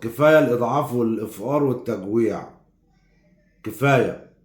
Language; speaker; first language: Arabic; native; Arabic